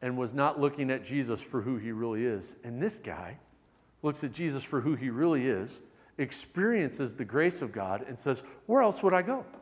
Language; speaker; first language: English; native; English